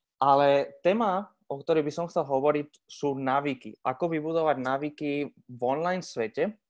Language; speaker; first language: Slovak; non-native, fluent; Spanish